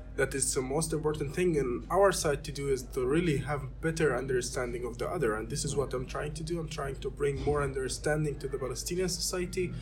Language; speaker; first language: English; non-native, fluent; Arabic